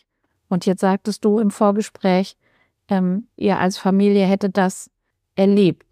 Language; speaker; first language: German; native; German